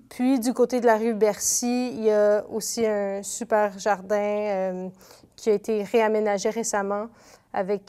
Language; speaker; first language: French; native; French